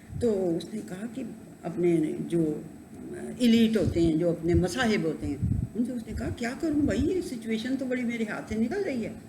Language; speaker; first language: Urdu; non-native, local second language; Punjabi